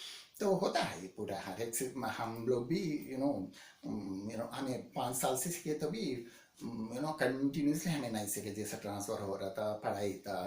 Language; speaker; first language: Hindi; non-native, local second language; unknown